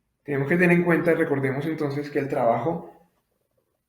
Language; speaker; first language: Spanish; native; Spanish